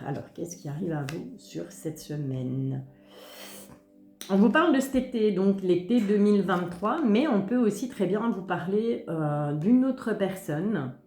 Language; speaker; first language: French; native; French